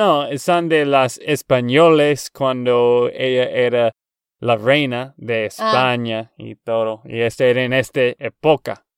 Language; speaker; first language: Spanish; non-native, learner; English